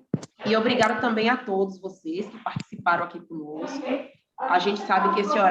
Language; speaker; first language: Portuguese; native; Portuguese